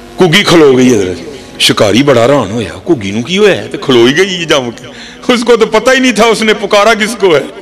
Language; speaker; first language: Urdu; non-native, local second language; Punjabi